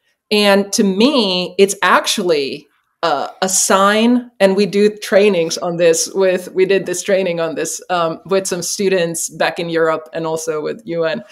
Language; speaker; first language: English; non-native, fluent; Czech